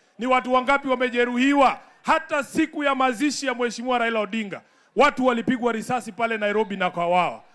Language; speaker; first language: Swahili; non-native, local second language; Luyia